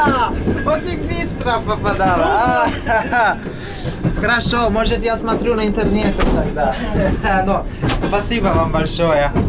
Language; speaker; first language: Russian; non-native, learner; Italian